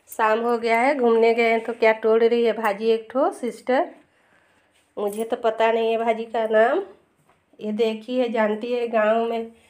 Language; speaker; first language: Hindi; non-native, local second language; Bangla